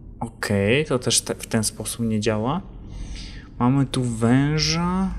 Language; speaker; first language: Polish; native; Polish